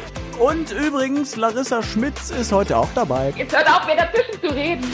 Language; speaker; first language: German; native; German